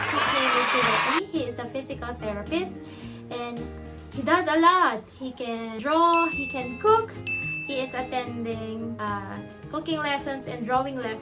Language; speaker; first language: English; non-native, local second language; Filipino